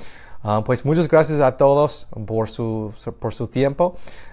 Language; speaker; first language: Spanish; non-native, fluent; English